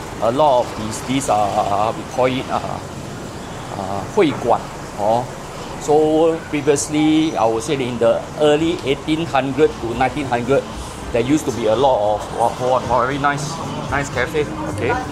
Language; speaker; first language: English; non-native, local second language; Chinese